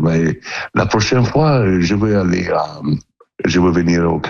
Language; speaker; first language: French; non-native, learner; Italian